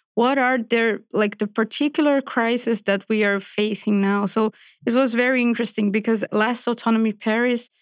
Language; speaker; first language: English; non-native, fluent; Portuguese